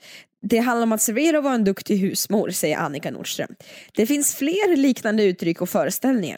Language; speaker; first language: Swedish; native; Swedish